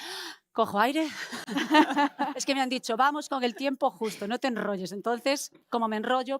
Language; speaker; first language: Spanish; native; Spanish